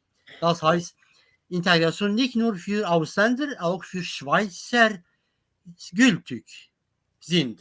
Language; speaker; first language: German; non-native, learner; Kurdish